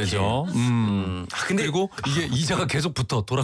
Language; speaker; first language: Korean; native; Korean